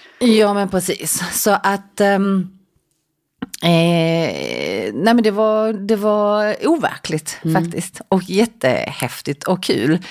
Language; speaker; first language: Swedish; early bilingual, other home language; Korean